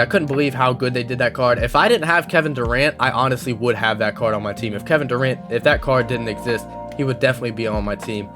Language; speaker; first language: English; native; English